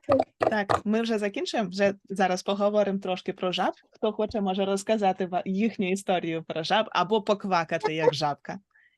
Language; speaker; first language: Ukrainian; native; Ukrainian